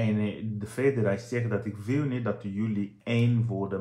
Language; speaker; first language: Dutch; non-native, fluent; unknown